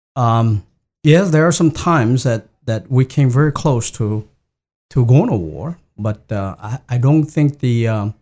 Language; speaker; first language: English; non-native, fluent; Korean